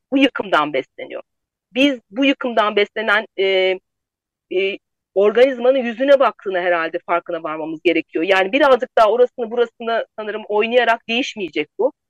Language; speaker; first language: Turkish; native; Turkish